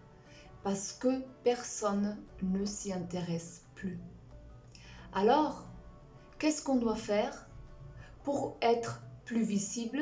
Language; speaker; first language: French; non-native, fluent; Spanish